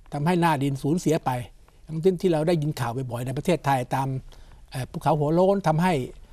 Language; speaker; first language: Thai; native; Thai